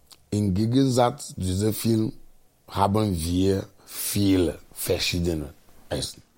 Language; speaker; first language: German; non-native, fluent; Ewe